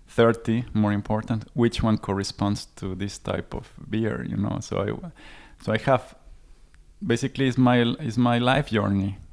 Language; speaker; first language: English; non-native, fluent; Spanish